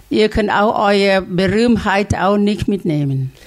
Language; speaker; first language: German; non-native, learner; Thai